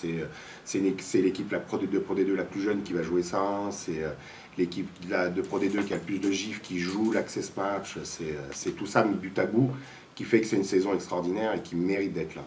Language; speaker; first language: French; native; French